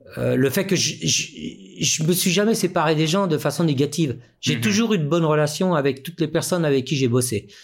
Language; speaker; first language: French; native; French